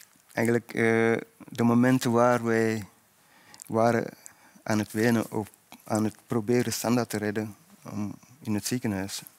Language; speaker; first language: Dutch; non-native, fluent; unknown